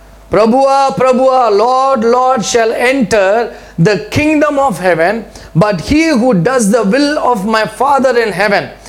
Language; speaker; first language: English; non-native, local second language; Telugu